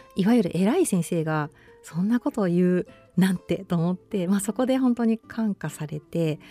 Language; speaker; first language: Japanese; native; Japanese